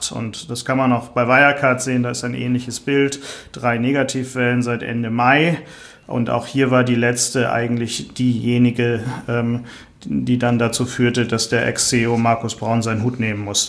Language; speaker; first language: German; native; German